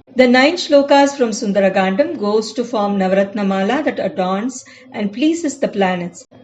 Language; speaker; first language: English; non-native, local second language; Tamil